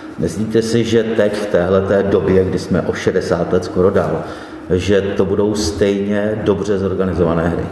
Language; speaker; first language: Czech; native; Czech